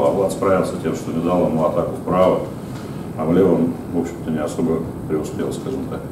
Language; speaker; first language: Russian; native; Russian